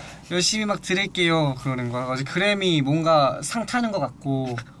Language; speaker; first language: Korean; native; Korean